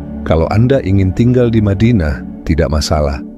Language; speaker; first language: Indonesian; native; Indonesian